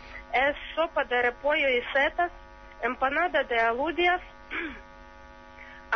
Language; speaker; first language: Spanish; non-native, learner; Ukrainian